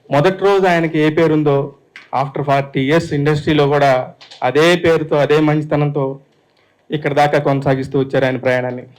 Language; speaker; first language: Telugu; native; Telugu